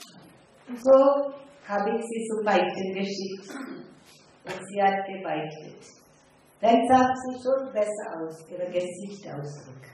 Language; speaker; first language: German; non-native, fluent; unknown